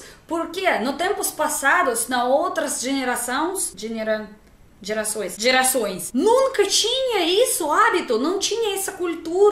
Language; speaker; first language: Portuguese; non-native, fluent; Russian